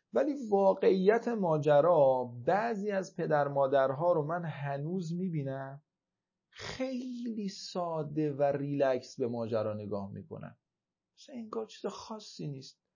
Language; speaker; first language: Persian; native; Persian